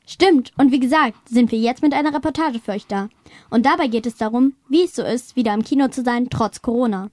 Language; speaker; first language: German; native; German